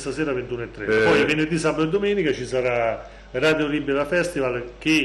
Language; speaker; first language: Italian; native; Italian